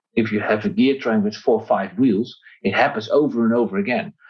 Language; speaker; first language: English; non-native, fluent; Dutch